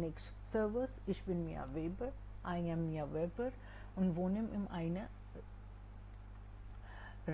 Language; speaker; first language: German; non-native, fluent; Hindi